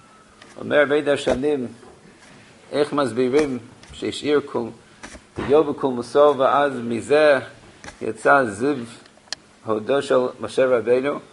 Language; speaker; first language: Hebrew; non-native, fluent; English